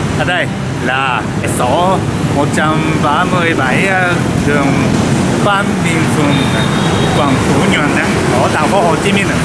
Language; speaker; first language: Vietnamese; non-native, learner; Japanese